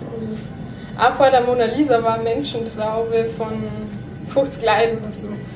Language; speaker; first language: German; native; German